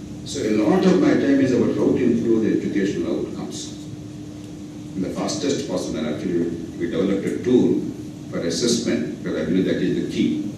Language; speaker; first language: English; non-native, local second language; Telugu